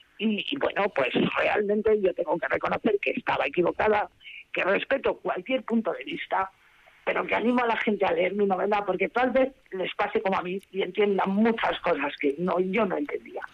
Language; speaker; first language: Spanish; native; Spanish